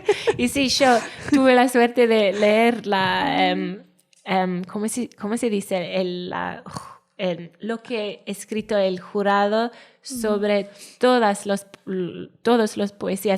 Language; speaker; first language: Spanish; non-native, learner; Welsh